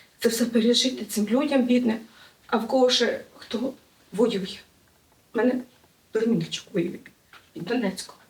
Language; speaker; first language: Ukrainian; native; Ukrainian